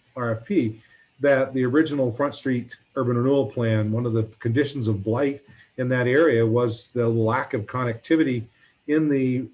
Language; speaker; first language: English; native; English